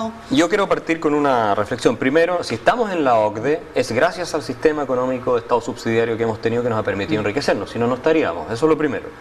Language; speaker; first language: Spanish; native; Spanish